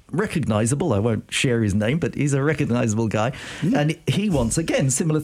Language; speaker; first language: English; native; English